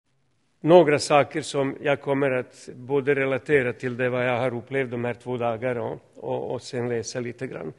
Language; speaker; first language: Swedish; non-native, fluent; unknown